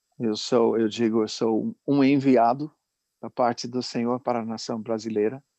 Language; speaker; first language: Portuguese; non-native, fluent; English